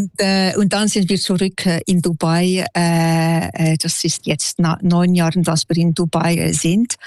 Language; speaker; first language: German; non-native, local second language; French